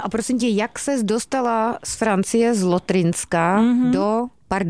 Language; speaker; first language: Czech; native; Czech